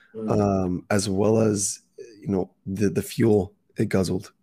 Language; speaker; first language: English; native; English